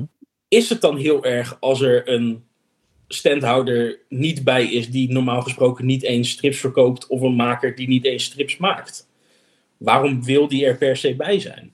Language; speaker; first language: Dutch; native; Dutch